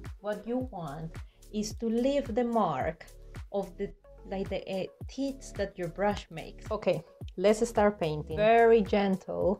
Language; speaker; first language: English; non-native, fluent; Spanish